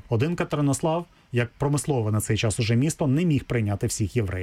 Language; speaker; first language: Ukrainian; native; Ukrainian